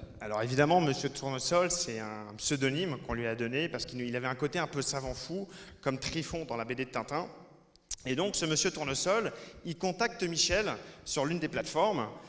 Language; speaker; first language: French; native; French